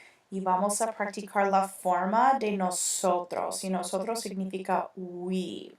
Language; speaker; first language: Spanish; non-native, fluent; English